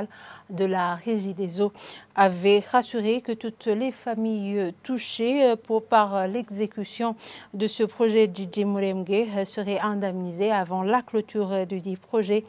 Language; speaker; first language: French; non-native, local second language; Rundi